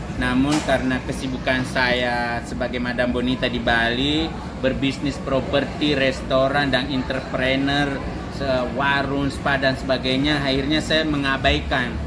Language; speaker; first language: Indonesian; native; Indonesian